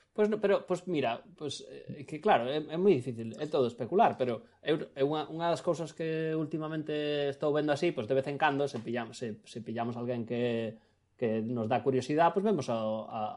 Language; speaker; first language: Galician; non-native, local second language; Spanish